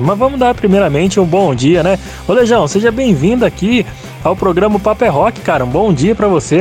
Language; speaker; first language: Portuguese; native; Portuguese